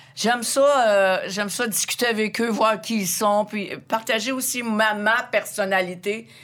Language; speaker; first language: French; native; French